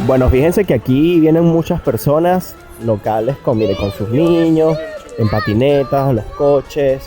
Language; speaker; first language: Spanish; native; Spanish